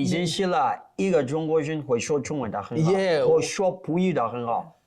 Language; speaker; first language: Chinese; non-native, learner; Portuguese